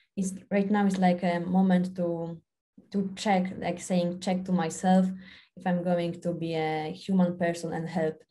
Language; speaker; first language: English; non-native, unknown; Polish